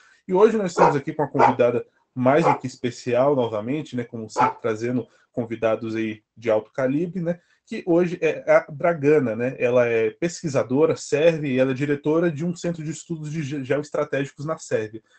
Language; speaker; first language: Portuguese; native; Portuguese